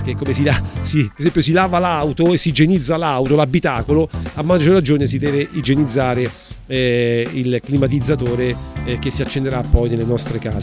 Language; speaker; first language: Italian; native; Italian